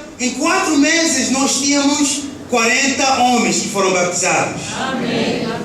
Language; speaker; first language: Portuguese; early bilingual, heritage; Portuguese